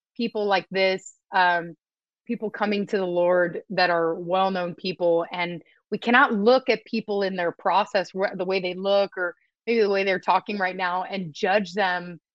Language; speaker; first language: English; early bilingual, other home language; Spanish